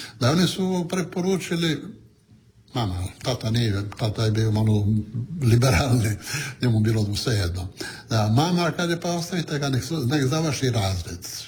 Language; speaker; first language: Croatian; non-native, local second language; Italian